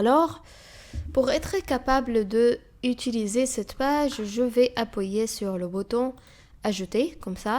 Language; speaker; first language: French; non-native, fluent; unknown